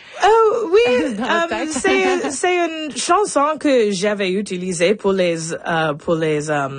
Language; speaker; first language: French; non-native, local second language; English